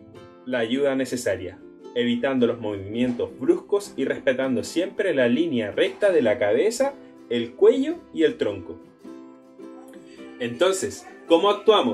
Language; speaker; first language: Spanish; native; Spanish